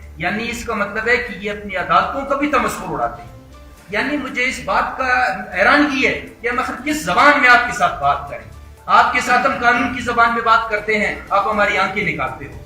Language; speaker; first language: Urdu; non-native, local second language; Baluchi